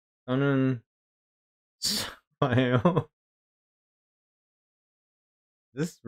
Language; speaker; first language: Korean; non-native, learner; English